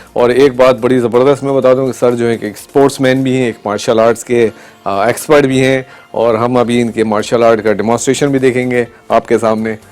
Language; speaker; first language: Urdu; native; Urdu